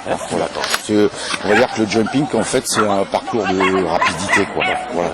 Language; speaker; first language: French; native; French